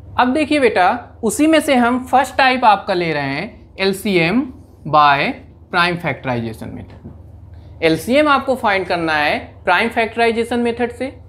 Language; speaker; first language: Hindi; native; Hindi